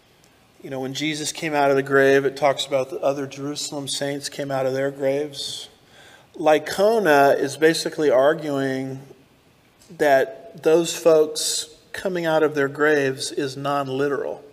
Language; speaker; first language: English; native; English